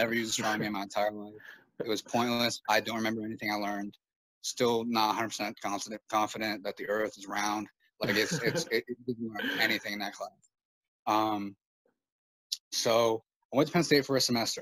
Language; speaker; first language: English; native; English